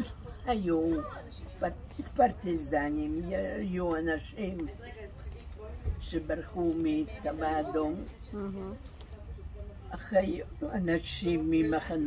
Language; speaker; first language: Hebrew; non-native, fluent; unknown